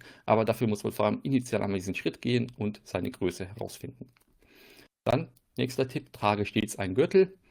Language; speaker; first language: German; native; German